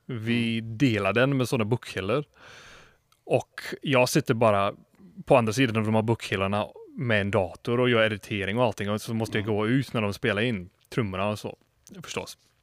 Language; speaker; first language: Swedish; non-native, fluent; English